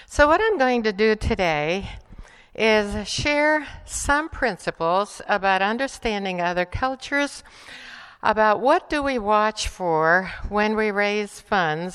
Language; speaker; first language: English; non-native, fluent; Spanish